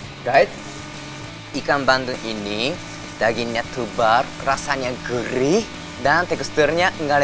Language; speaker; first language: Indonesian; non-native, fluent; Japanese